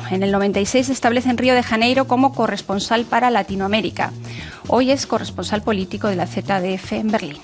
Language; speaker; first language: Spanish; native; Spanish